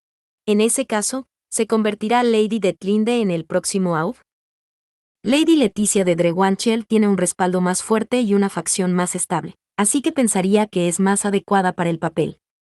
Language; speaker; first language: Spanish; native; Spanish